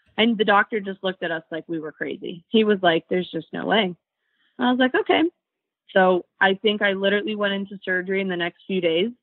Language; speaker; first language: English; native; English